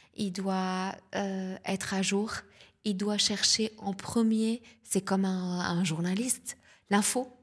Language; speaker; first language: French; non-native, local second language; Arabic